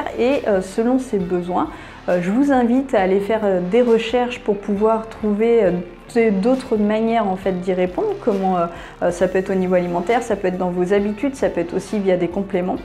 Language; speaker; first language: French; native; French